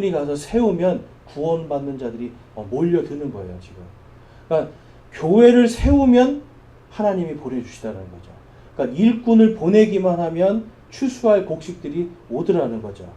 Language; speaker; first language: Korean; native; Korean